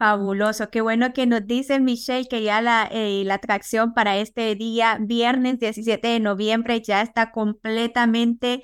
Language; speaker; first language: Spanish; native; Spanish